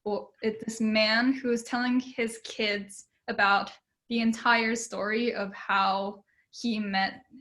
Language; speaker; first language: English; early bilingual, other home language; Japanese